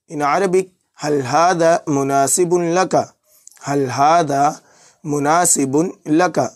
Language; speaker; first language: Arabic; non-native, fluent; Urdu